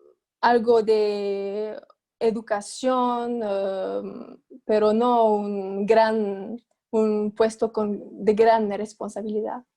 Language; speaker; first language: Spanish; non-native, fluent; Arabic